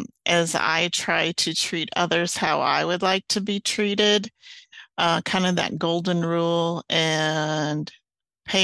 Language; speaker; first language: English; native; English